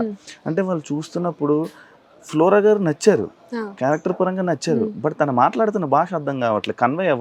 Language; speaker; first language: Telugu; native; Telugu